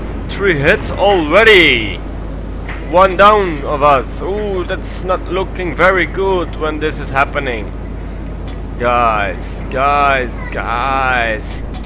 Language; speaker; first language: English; non-native, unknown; Dutch